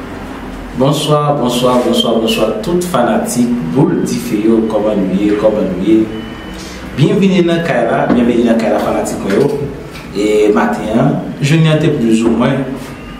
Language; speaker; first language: French; non-native, local second language; Haitian Creole